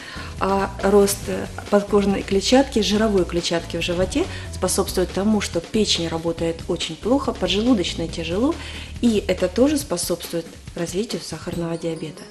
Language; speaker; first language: Russian; native; Russian